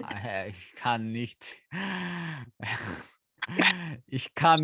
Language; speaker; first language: German; non-native, learner; Azerbaijani